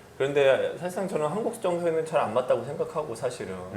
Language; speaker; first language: Korean; native; Korean